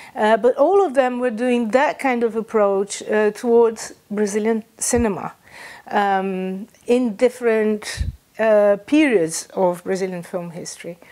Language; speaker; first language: English; non-native, fluent; Portuguese